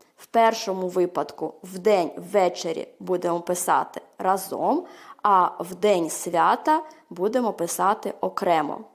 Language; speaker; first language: Ukrainian; early bilingual, heritage; Ukrainian